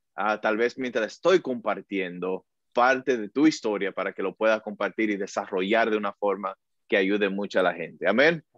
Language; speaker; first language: Spanish; early bilingual, heritage; Spanish